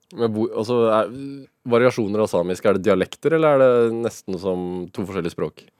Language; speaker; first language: Norwegian; native; Norwegian